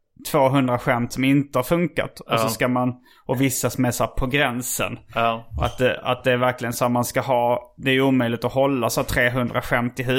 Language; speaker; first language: Swedish; native; Swedish